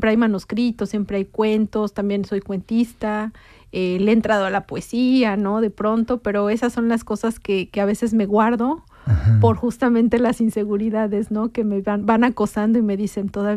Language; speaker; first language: Spanish; native; Spanish